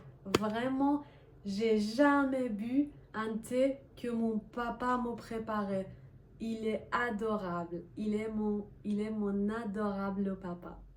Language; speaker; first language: French; non-native, fluent; Persian